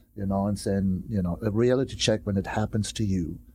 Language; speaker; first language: English; non-native, fluent; German